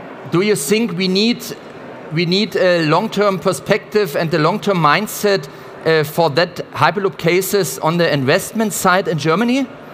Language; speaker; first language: English; non-native, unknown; German